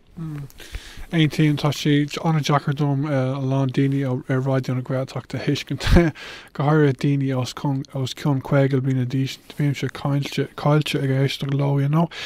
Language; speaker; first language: Irish; non-native, local second language; English